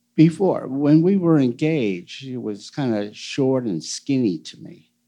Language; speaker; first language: English; native; English